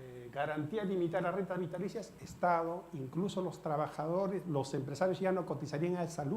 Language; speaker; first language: Spanish; native; Spanish